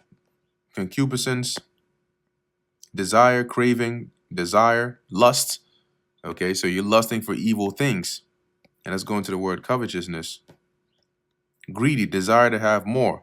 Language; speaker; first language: English; native; English